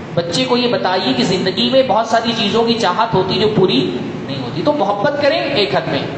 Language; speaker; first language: Urdu; native; Urdu